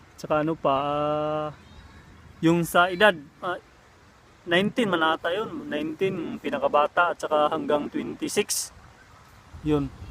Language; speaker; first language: Filipino; non-native, local second language; Cebuano